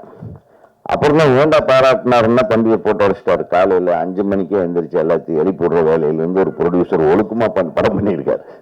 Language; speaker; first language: Tamil; native; Tamil